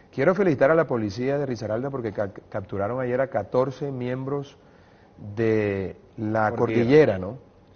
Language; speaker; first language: Spanish; native; Spanish